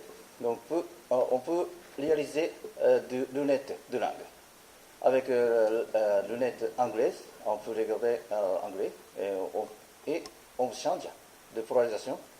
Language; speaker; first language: French; non-native, learner; Japanese